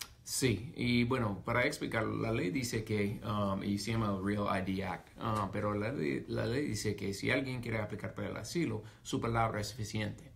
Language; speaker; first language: Spanish; non-native, fluent; English